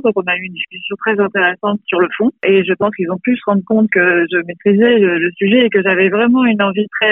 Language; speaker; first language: French; native; French